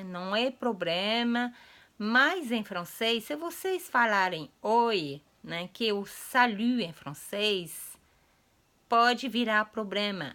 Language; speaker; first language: Portuguese; non-native, fluent; French